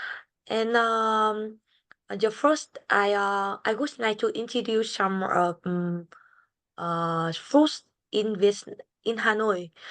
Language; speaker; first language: English; non-native, learner; Vietnamese